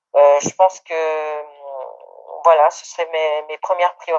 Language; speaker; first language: French; non-native, local second language; Comorian